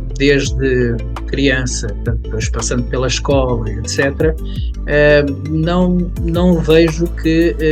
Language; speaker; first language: Portuguese; early bilingual, other home language; Kabuverdianu